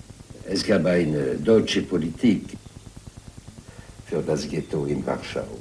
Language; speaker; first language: German; non-native, fluent; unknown